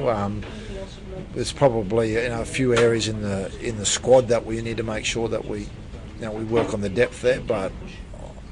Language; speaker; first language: English; native; English